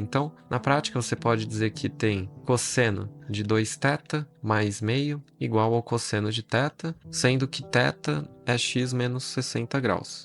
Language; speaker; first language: Portuguese; native; Portuguese